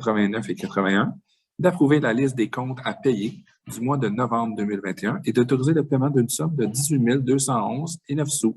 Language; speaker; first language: French; native; French